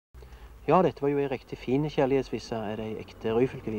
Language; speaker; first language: Norwegian; native; Norwegian